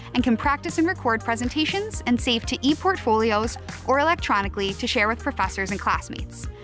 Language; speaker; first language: English; native; English